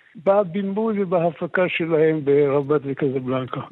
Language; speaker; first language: Hebrew; early bilingual, other home language; Arabic